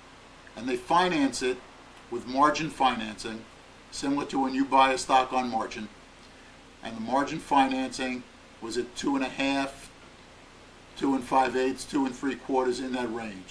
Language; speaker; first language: English; native; English